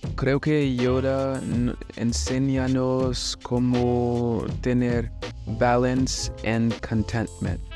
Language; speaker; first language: Spanish; non-native, fluent; English